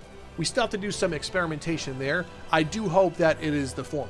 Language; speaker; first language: English; native; English